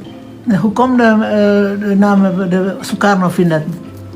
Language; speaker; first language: Dutch; non-native, fluent; Indonesian